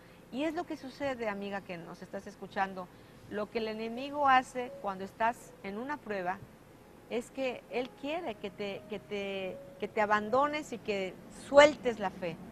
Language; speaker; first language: Spanish; native; Spanish